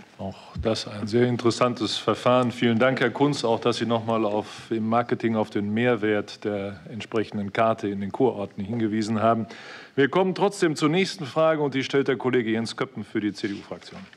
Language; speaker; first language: German; native; German